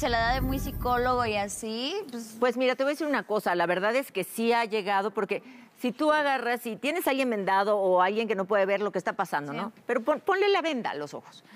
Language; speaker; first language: Spanish; native; Spanish